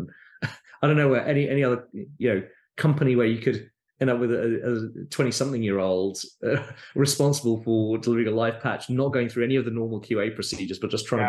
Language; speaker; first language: English; native; English